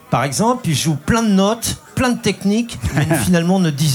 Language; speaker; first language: French; native; French